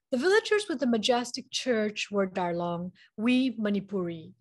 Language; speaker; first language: English; non-native, local second language; Manipuri